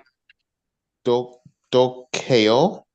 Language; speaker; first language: Korean; non-native, learner; English